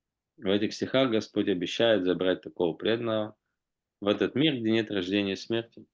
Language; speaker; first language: Russian; native; Russian